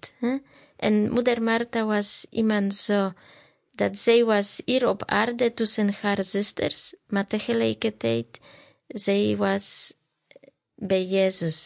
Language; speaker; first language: Dutch; non-native, learner; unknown